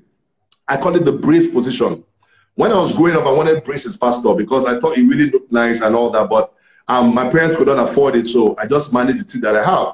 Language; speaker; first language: English; non-native, local second language; Yoruba